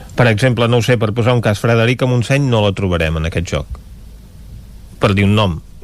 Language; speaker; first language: Catalan; native; Catalan